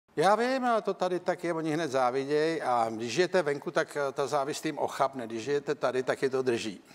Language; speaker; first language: Czech; native; Czech